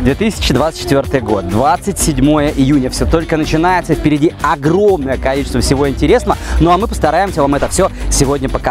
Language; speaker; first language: Russian; native; Russian